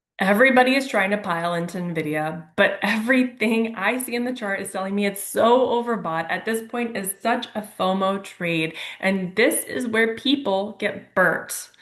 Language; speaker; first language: English; native; English